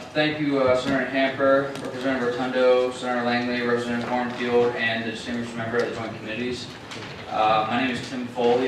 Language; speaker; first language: English; native; English